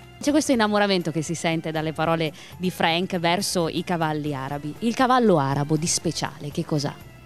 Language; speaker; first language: Italian; native; Italian